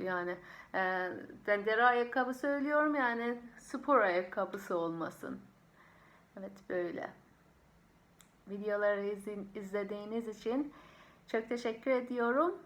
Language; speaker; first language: Turkish; non-native, fluent; Persian